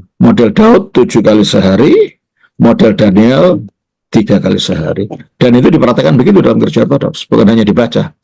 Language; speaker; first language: Indonesian; native; Indonesian